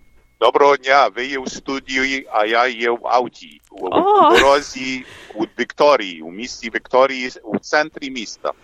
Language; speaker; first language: Ukrainian; early bilingual, heritage; English